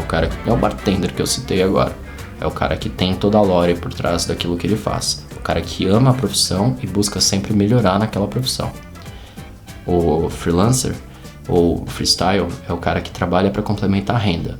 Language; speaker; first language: Portuguese; native; Portuguese